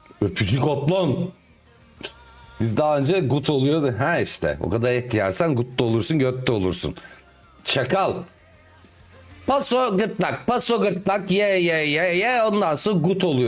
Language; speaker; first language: Turkish; native; Turkish